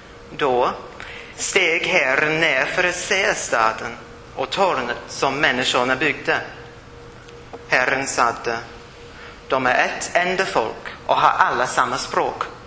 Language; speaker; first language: Swedish; non-native, fluent; English